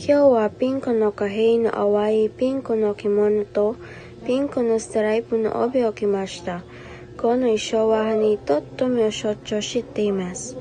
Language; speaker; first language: Japanese; non-native, learner; Filipino